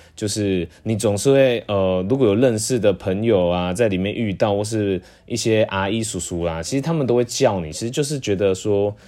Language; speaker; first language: Chinese; non-native, local second language; Min Nan Chinese